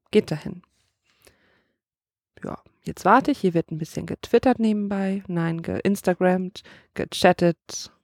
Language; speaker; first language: German; native; German